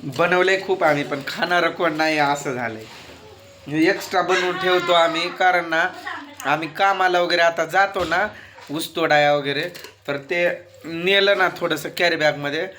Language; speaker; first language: Marathi; native; Marathi